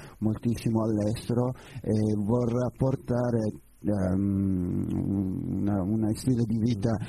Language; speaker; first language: Italian; non-native, learner; Persian